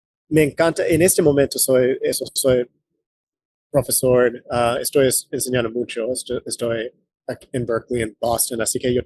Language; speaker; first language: Spanish; non-native, fluent; English